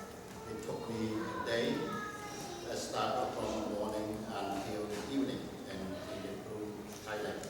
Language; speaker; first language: English; non-native, learner; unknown